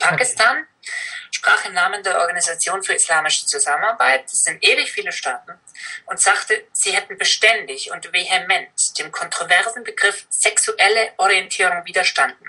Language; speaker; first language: German; native; German